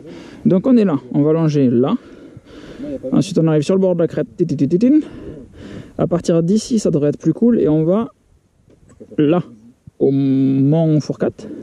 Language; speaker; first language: French; native; French